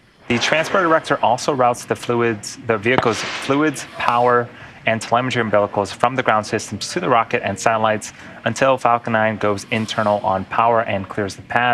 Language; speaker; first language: English; native; English